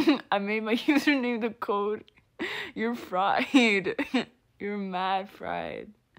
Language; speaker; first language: English; early bilingual, other home language; Spanish